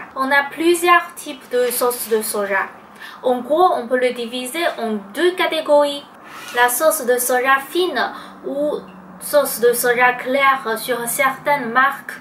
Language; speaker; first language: French; non-native, fluent; Chinese